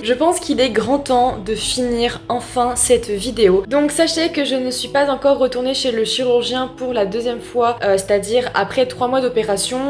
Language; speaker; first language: French; native; French